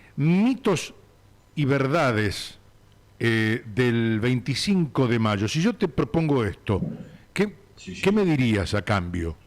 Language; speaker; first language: Spanish; native; Spanish